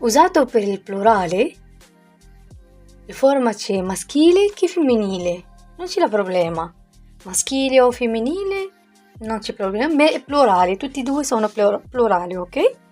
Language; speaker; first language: Italian; non-native, learner; Arabic